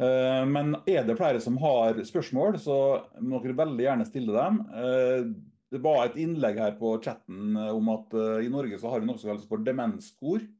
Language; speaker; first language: Norwegian; native; Norwegian